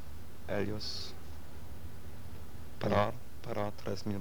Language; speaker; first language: Spanish; non-native, learner; German